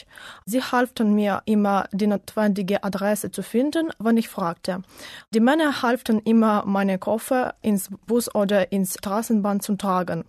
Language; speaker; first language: German; non-native, learner; Ukrainian